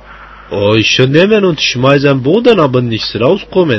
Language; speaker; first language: German; non-native, learner; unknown